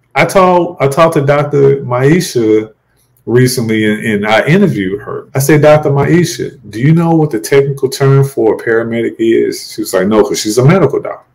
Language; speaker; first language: English; native; English